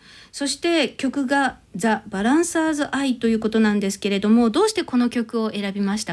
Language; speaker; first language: Japanese; native; Japanese